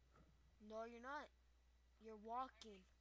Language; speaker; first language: English; native; English